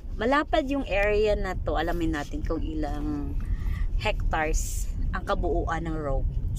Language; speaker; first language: Filipino; non-native, local second language; Hiligaynon